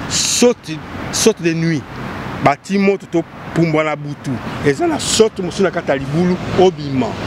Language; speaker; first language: Lingala; non-native, local second language; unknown